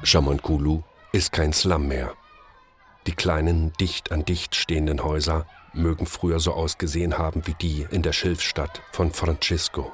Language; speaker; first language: German; native; German